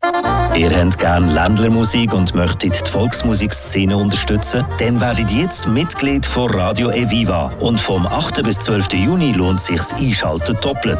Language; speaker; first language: German; native; German